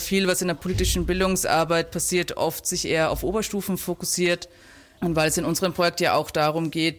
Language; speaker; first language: German; native; German